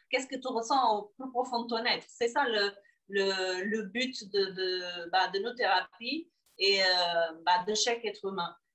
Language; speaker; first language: French; non-native, fluent; Portuguese